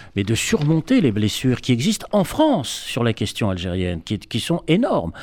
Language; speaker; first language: French; native; French